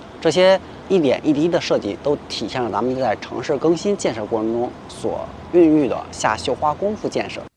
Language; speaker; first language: Chinese; native; Chinese